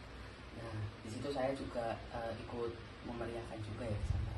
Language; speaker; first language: Indonesian; native; Indonesian